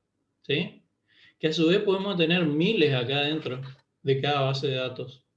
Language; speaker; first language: Spanish; native; Spanish